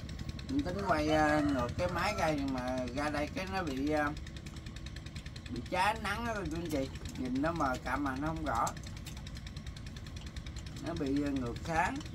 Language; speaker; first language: Vietnamese; native; Vietnamese